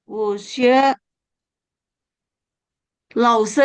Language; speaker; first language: Chinese; non-native, learner; Indonesian